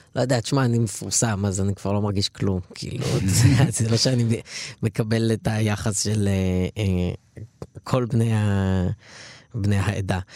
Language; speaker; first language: Hebrew; early bilingual, other home language; Arabic